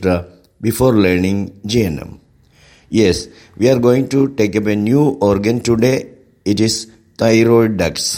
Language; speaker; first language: English; non-native, local second language; Malayalam